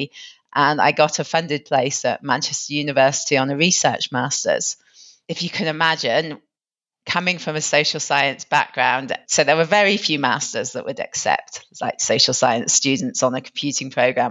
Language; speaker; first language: English; native; English